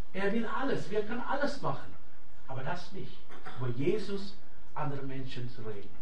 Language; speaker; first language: German; non-native, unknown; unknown